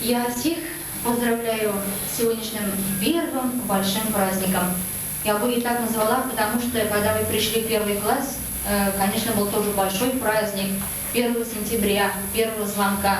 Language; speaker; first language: Russian; non-native, local second language; Bashkir